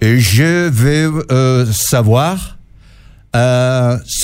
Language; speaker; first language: French; non-native, learner; Catalan